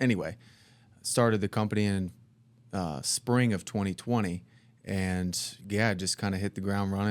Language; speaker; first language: English; native; English